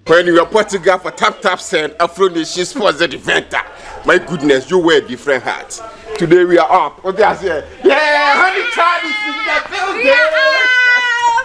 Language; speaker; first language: English; non-native, local second language; Akan